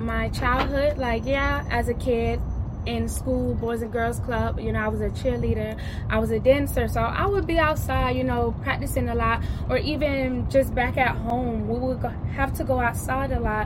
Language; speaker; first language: English; native; English